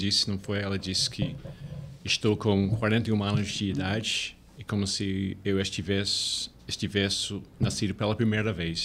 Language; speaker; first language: Portuguese; non-native, fluent; English